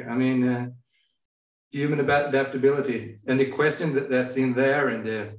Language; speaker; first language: English; non-native, fluent; Swedish